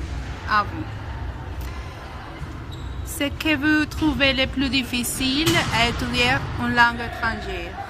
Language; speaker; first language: French; non-native, fluent; Spanish